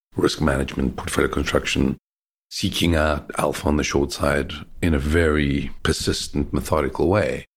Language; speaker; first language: English; native; English